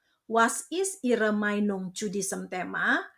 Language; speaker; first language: German; non-native, fluent; Indonesian